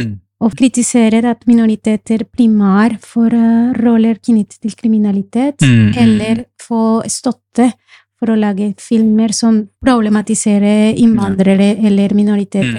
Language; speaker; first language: Norwegian; non-native, fluent; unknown